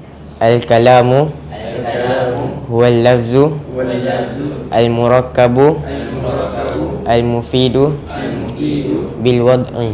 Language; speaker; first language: Arabic; non-native, learner; Malay